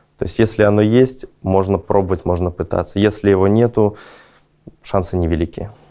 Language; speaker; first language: Russian; native; Russian